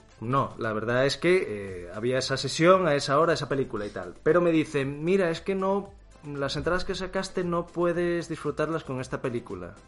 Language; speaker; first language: Spanish; native; Spanish